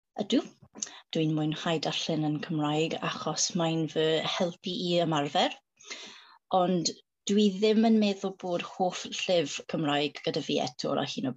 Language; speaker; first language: Welsh; non-native, learner; English